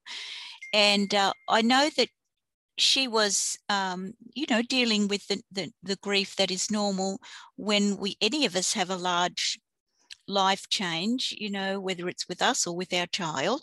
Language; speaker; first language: English; native; English